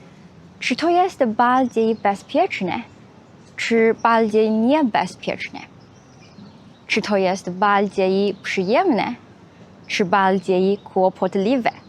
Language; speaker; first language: Polish; non-native, fluent; Chinese